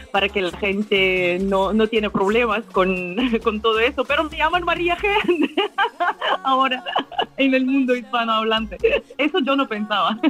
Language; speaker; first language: Spanish; non-native, fluent; Russian